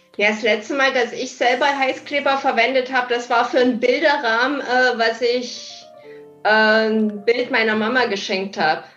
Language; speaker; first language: German; native; German